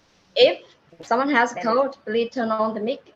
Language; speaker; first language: English; non-native, learner; Vietnamese